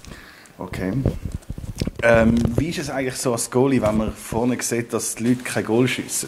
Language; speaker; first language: German; non-native, local second language; French